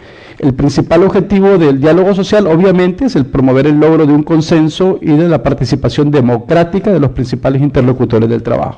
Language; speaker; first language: Spanish; native; Spanish